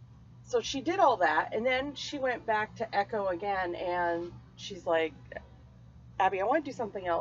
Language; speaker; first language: English; native; English